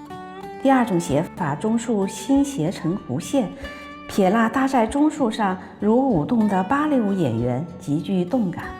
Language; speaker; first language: Chinese; native; Chinese